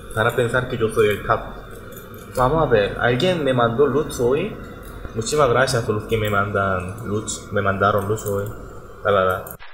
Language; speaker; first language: Spanish; non-native, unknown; Korean